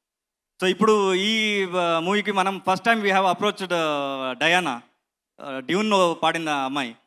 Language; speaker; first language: Telugu; non-native, learner; Kannada